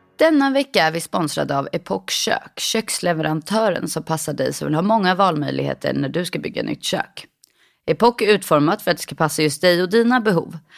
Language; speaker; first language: Swedish; native; Swedish